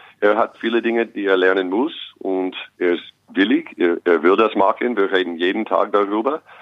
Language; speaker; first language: German; non-native, fluent; English